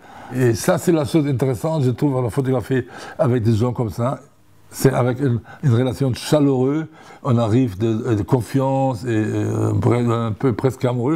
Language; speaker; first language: French; non-native, fluent; German